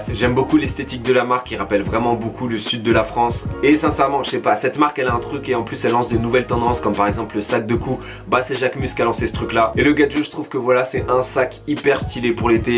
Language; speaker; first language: French; native; French